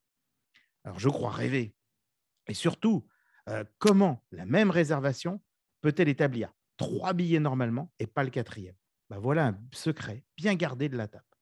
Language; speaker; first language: French; native; French